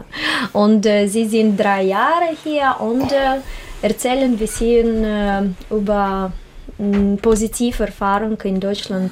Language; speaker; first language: German; non-native, learner; Russian